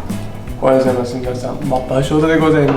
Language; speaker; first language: Japanese; native; Japanese